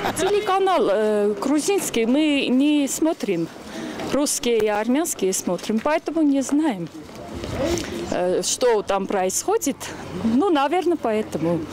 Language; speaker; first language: Russian; non-native, local second language; Armenian